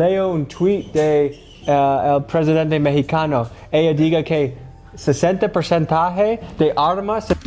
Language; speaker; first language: Spanish; non-native, learner; English